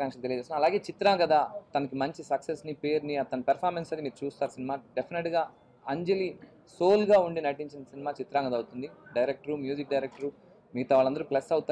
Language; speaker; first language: Telugu; native; Telugu